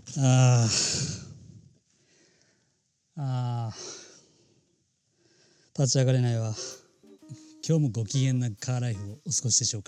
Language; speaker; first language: Japanese; native; Japanese